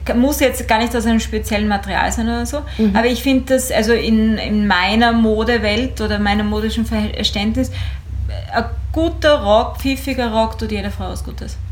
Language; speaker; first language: German; native; German